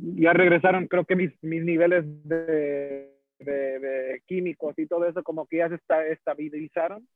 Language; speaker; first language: Spanish; early bilingual, heritage; Spanish